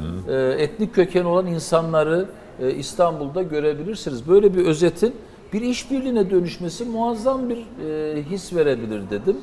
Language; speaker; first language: Turkish; native; Turkish